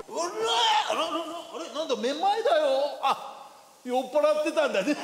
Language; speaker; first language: Japanese; native; Japanese